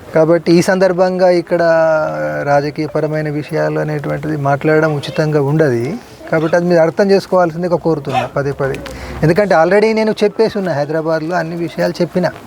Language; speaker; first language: Telugu; native; Telugu